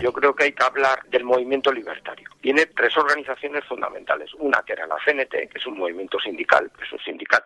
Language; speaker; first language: Spanish; native; Spanish